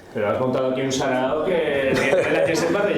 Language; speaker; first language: Spanish; native; Spanish